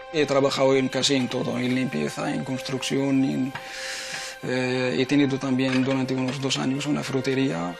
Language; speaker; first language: Spanish; non-native, fluent; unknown